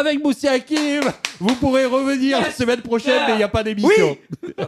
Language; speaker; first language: French; native; French